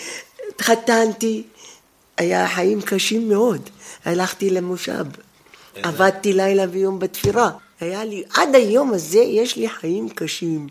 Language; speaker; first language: Hebrew; non-native, fluent; Arabic